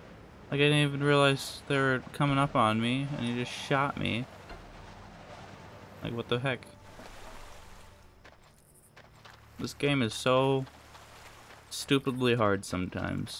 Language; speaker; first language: English; native; English